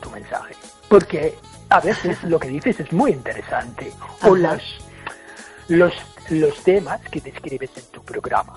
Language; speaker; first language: Spanish; non-native, fluent; English